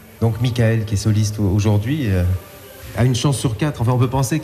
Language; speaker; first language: French; native; French